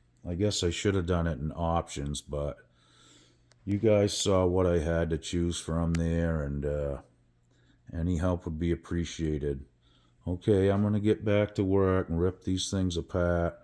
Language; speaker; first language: English; native; English